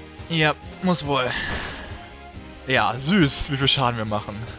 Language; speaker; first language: German; native; German